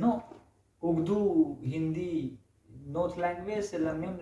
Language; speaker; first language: French; non-native, learner; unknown